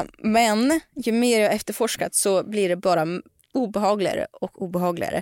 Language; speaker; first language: Swedish; native; Swedish